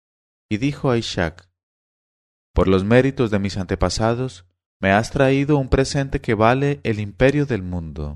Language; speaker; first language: Spanish; native; Spanish